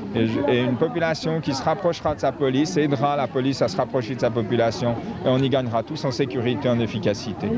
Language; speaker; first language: French; native; French